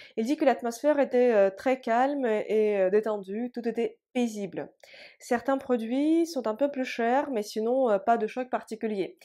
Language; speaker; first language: French; non-native, fluent; Russian